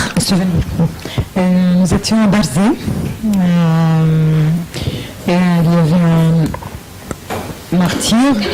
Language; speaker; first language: French; non-native, learner; Arabic